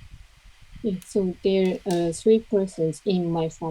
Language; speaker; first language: English; non-native, learner; Japanese